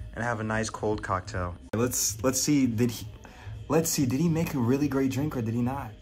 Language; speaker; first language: English; native; English